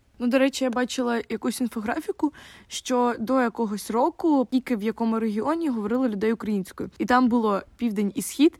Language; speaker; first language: Ukrainian; non-native, local second language; Russian